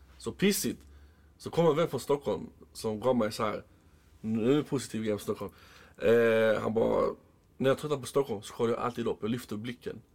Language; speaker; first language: Swedish; early bilingual, other home language; Arabic